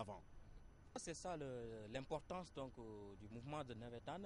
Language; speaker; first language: French; non-native, local second language; Wolof